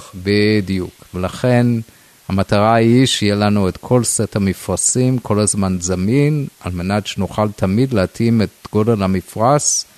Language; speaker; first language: Hebrew; native; Hebrew